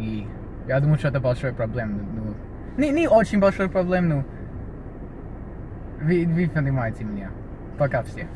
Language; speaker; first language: Russian; early bilingual, heritage; Russian